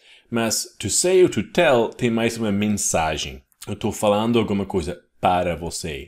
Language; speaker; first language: Portuguese; non-native, fluent; English